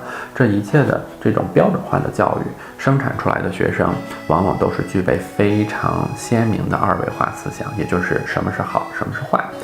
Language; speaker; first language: Chinese; native; Chinese